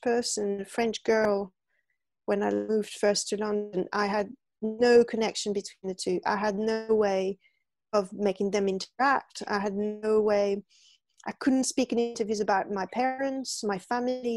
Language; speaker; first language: English; non-native, fluent; French